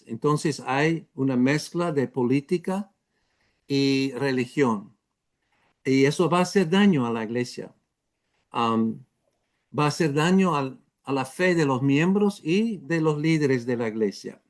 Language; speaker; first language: Spanish; non-native, fluent; English